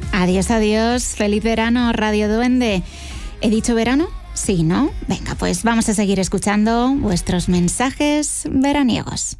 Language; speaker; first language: Spanish; native; Spanish